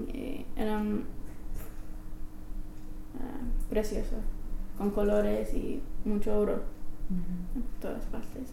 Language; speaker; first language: Spanish; non-native, fluent; English